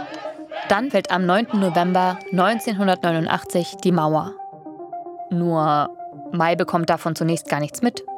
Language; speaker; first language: German; native; German